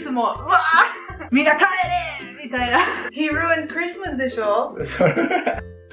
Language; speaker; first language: Japanese; non-native, fluent; Dutch